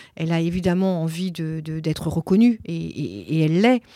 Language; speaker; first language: French; early bilingual, other home language; Italian